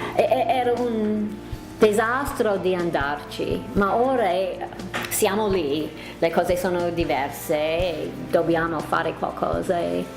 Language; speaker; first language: Italian; non-native, learner; English